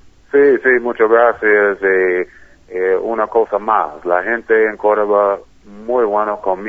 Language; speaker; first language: Spanish; non-native, learner; English